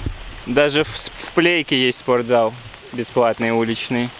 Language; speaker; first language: Russian; native; Russian